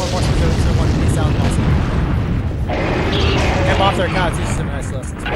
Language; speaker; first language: English; native; English